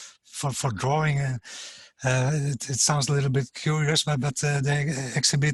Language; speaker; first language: English; non-native, fluent; German